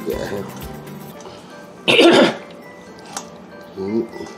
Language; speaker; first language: English; non-native, learner; Vietnamese